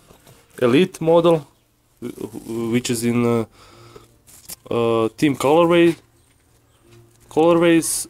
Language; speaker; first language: English; non-native, learner; Croatian